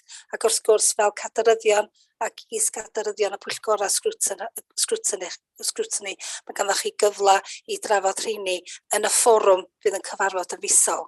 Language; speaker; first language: Welsh; native; Welsh